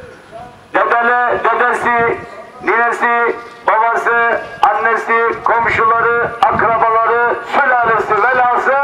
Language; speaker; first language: Turkish; native; Turkish